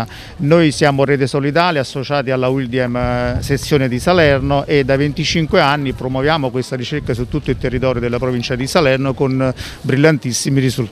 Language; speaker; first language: Italian; native; Italian